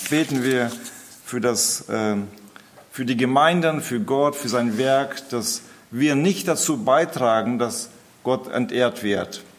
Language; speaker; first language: German; early bilingual, heritage; German